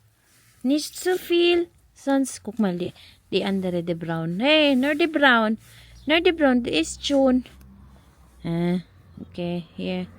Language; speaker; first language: German; non-native, learner; Filipino